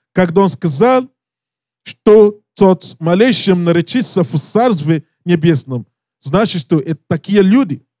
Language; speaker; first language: Russian; non-native, learner; English